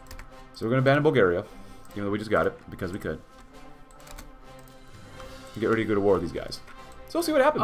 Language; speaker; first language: English; native; English